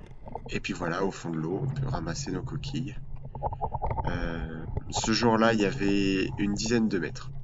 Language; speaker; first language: French; native; French